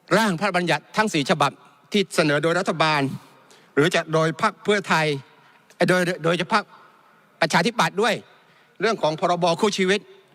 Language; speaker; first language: Thai; non-native, local second language; Malay